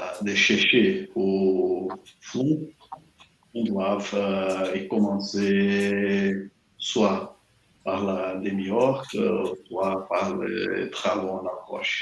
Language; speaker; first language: French; non-native, learner; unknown